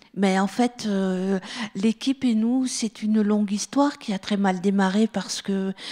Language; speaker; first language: French; native; French